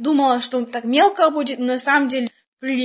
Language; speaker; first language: Russian; early bilingual, heritage; Russian